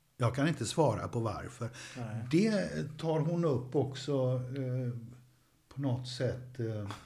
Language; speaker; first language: Swedish; early bilingual, other home language; Yiddish